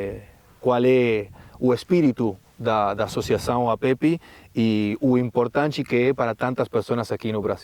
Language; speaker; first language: Portuguese; non-native, learner; Spanish